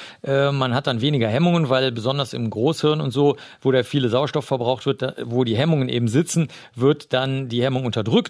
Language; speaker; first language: German; native; German